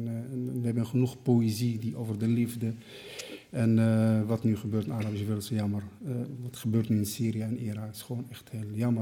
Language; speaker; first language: Dutch; non-native, fluent; Arabic